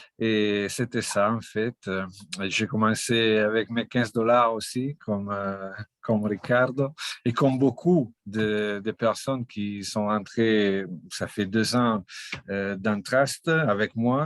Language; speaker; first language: French; non-native, fluent; Portuguese